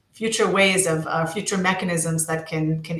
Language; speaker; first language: English; native; English